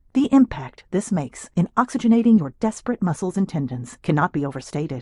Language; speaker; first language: English; native; English